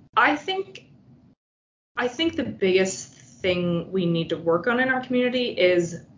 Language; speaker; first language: English; native; English